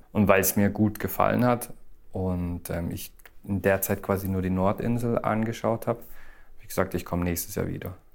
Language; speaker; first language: German; native; German